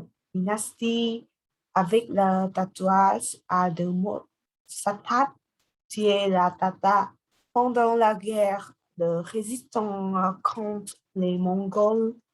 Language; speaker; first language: French; non-native, learner; Vietnamese